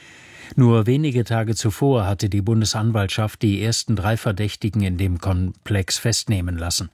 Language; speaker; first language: German; native; German